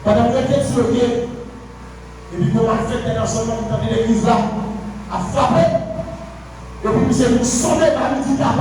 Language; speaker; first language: French; non-native, local second language; Haitian Creole